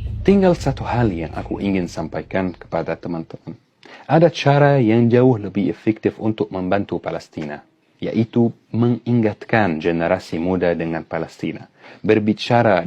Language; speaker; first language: Indonesian; non-native, fluent; Arabic